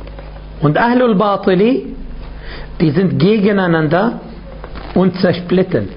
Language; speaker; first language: German; non-native, fluent; Arabic